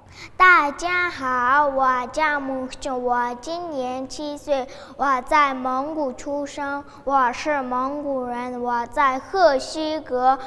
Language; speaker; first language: Chinese; non-native, learner; Mongolian